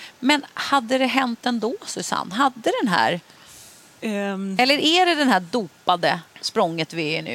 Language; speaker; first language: Swedish; native; Swedish